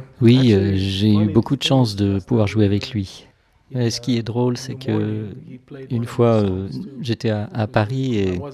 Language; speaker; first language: French; non-native, fluent; Hebrew